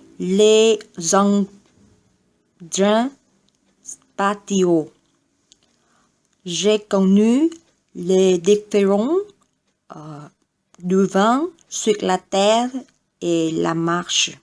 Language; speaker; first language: French; non-native, learner; Vietnamese